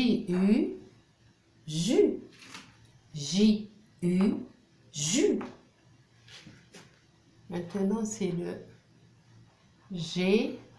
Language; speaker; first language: French; non-native, local second language; Arabic